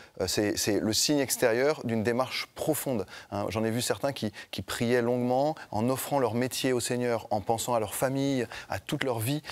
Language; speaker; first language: French; native; French